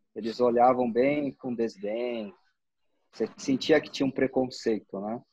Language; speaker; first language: Portuguese; native; Portuguese